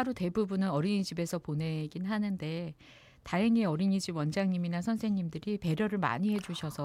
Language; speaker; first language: Korean; native; Korean